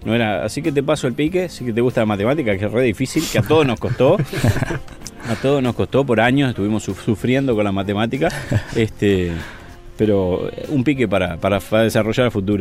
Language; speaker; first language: Spanish; native; Spanish